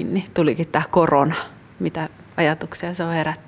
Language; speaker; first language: Finnish; native; Finnish